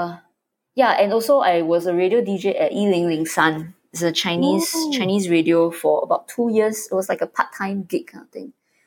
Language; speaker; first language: English; native; English